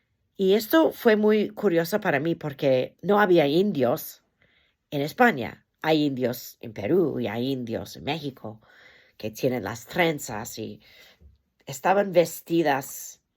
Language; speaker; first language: Spanish; non-native, fluent; English